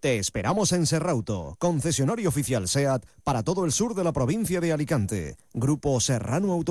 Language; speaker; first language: Spanish; native; Spanish